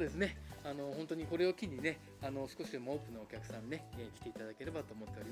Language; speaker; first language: Japanese; native; Japanese